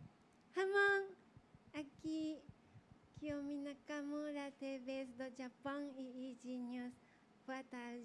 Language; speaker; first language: Portuguese; non-native, learner; Japanese